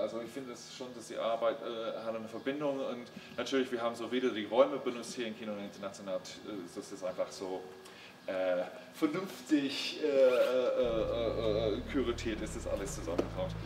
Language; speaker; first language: German; non-native, learner; English